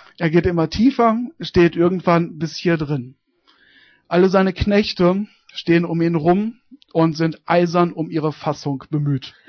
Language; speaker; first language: German; native; German